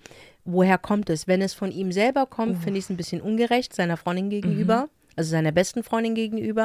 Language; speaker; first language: German; native; German